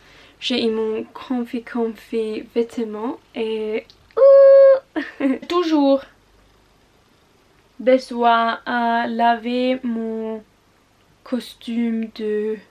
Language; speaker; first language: French; non-native, learner; Russian